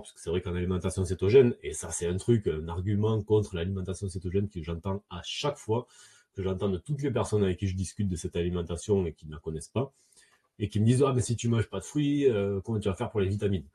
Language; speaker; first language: French; native; French